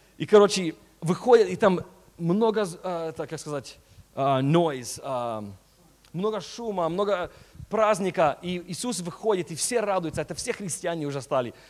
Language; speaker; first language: Russian; early bilingual, heritage; Russian